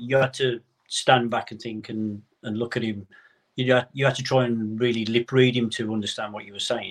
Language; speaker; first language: English; native; English